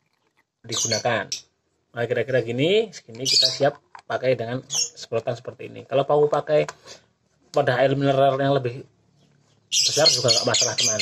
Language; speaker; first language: Indonesian; native; Indonesian